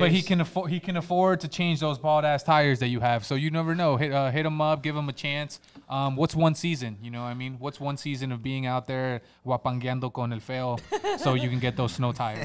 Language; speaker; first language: English; early bilingual, other home language; Spanish